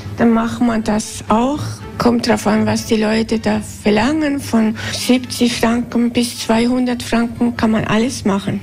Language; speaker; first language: German; early bilingual, heritage; Spanish